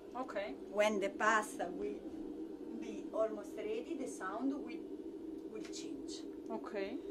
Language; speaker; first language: English; non-native, learner; Italian